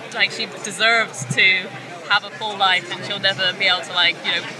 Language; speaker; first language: English; native; English